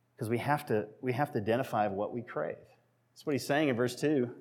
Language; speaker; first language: English; native; English